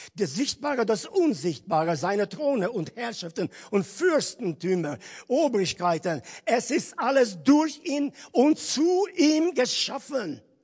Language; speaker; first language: German; non-native, fluent; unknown